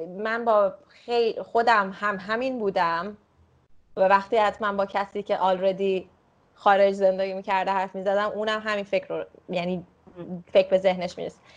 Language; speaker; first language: Persian; early bilingual, heritage; Persian